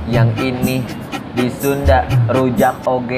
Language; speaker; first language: Indonesian; native; Indonesian